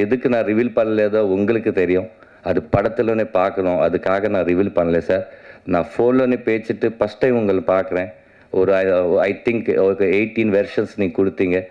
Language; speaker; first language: Tamil; non-native, learner; Telugu